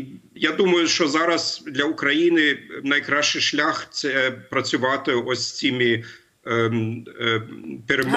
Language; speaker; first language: Ukrainian; non-native, fluent; German